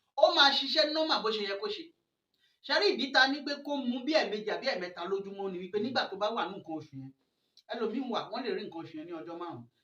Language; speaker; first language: Yoruba; non-native, local second language; Fon